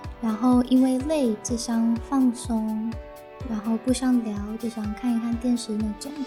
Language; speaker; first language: Chinese; early bilingual, heritage; Chinese